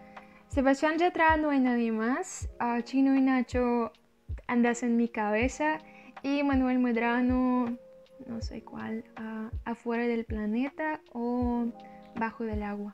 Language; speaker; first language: Spanish; non-native, learner; Russian